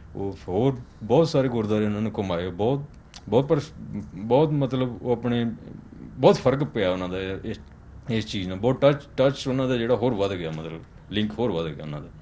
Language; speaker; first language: Punjabi; native; Punjabi